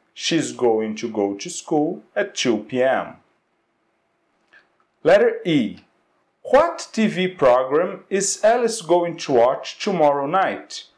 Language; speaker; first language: English; non-native, fluent; Portuguese